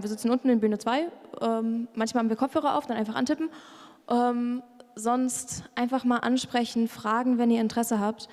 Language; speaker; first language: German; native; German